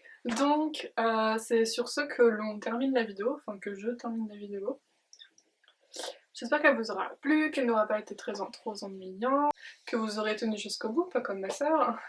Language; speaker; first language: French; native; French